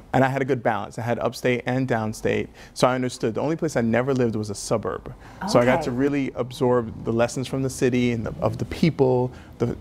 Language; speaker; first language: English; native; English